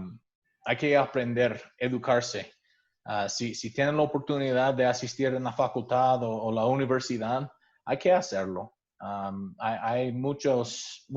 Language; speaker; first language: Spanish; non-native, fluent; English